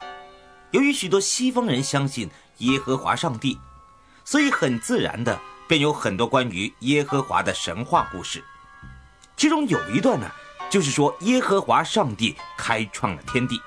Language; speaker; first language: Chinese; native; Chinese